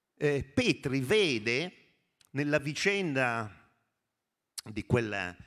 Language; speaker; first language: Italian; native; Italian